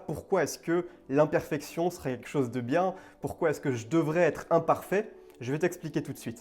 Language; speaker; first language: French; native; French